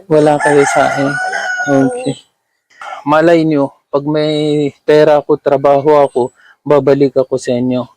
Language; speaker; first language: Filipino; non-native, learner; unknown